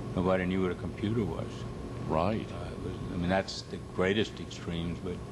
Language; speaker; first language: English; native; English